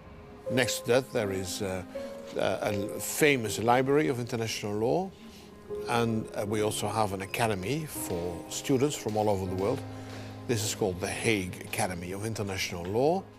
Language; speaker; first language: English; non-native, fluent; Dutch